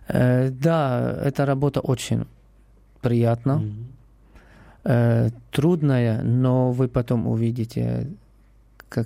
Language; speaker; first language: Russian; non-native, learner; Arabic